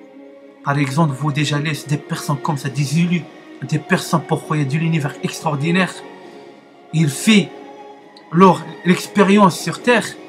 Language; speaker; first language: French; non-native, learner; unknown